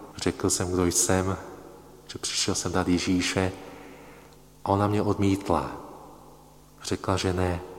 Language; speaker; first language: Czech; non-native, fluent; Polish